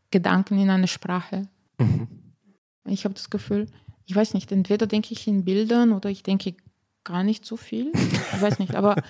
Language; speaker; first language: German; non-native, fluent; Slovenian